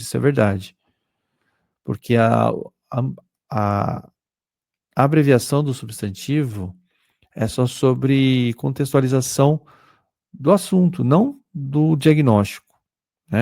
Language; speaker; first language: Portuguese; native; Portuguese